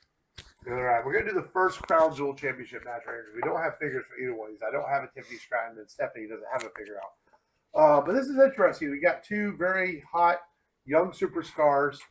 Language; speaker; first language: English; native; English